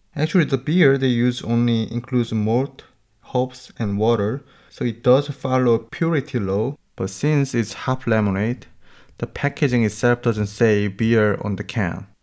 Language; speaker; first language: English; non-native, learner; Korean